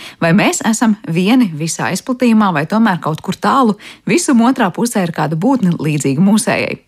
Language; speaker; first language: Latvian; native; Latvian